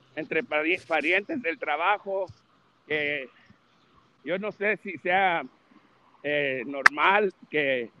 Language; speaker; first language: Spanish; early bilingual, heritage; Spanish